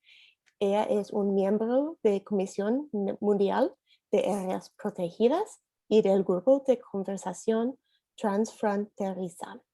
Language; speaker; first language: Spanish; non-native, learner; English